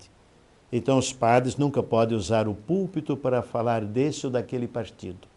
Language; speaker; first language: Portuguese; native; Portuguese